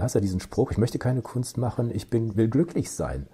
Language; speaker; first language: German; native; German